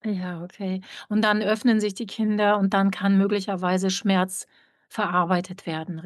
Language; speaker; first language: German; native; German